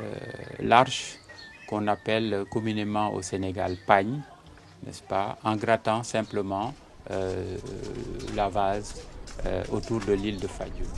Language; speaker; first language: French; non-native, local second language; Serer